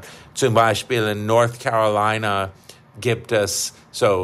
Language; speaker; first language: German; non-native, fluent; English